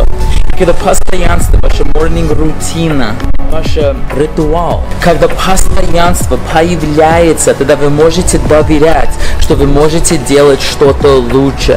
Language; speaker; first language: Russian; non-native, fluent; English